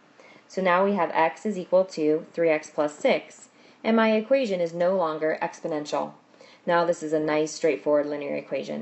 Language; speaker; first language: English; native; English